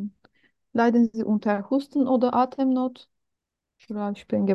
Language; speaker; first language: German; non-native, learner; Turkish